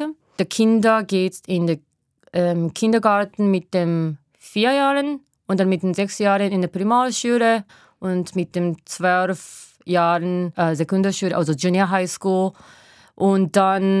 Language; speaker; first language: German; non-native, learner; Japanese